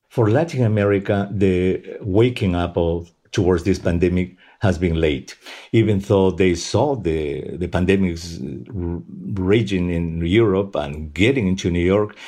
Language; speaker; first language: English; non-native, fluent; Spanish